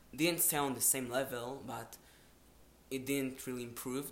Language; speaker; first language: English; non-native, fluent; Hebrew